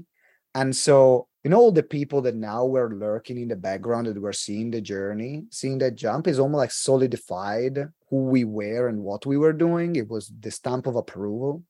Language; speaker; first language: English; non-native, fluent; Italian